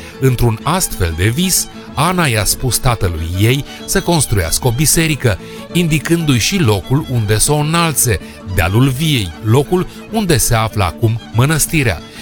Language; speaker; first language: Romanian; native; Romanian